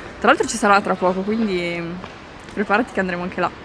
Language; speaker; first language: Italian; native; Italian